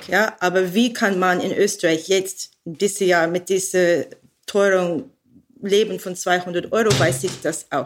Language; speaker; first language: German; non-native, learner; English